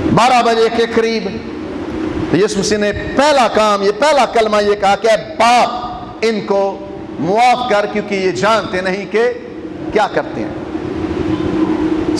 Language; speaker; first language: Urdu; non-native, local second language; Punjabi